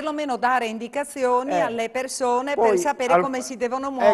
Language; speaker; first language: Italian; native; Italian